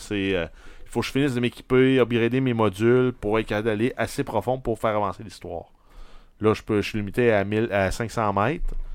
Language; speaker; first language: French; native; French